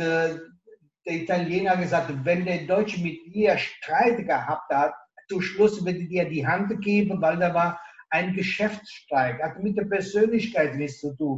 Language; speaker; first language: German; non-native, local second language; Italian